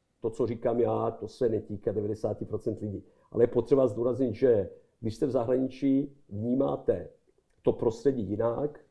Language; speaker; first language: Czech; non-native, fluent; Serbian